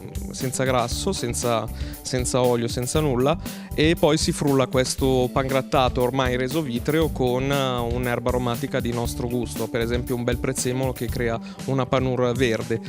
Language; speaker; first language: Italian; native; Italian